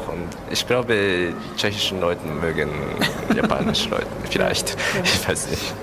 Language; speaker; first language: German; non-native, learner; Japanese